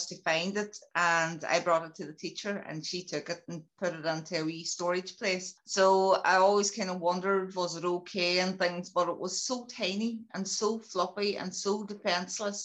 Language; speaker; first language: English; native; English